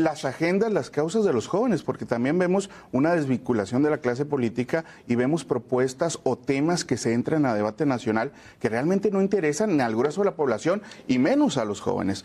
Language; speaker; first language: Spanish; native; Spanish